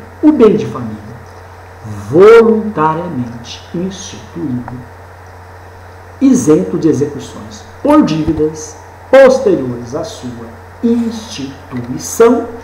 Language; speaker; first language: Portuguese; native; Portuguese